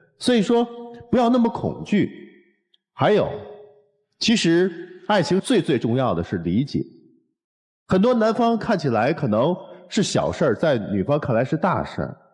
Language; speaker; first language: Chinese; native; Chinese